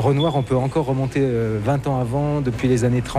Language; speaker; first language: French; native; French